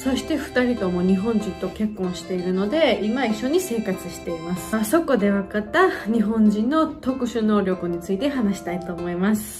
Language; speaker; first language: Japanese; non-native, fluent; Georgian